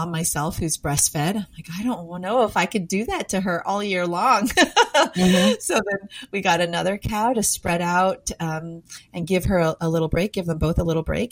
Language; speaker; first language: English; native; English